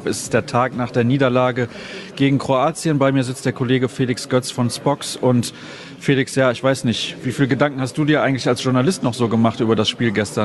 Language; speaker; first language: German; native; German